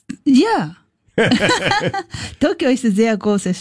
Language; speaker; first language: German; non-native, learner; Japanese